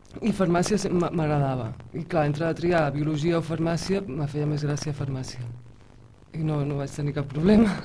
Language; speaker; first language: Catalan; early bilingual, heritage; Catalan